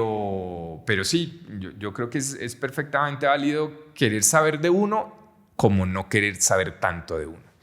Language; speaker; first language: Spanish; native; Spanish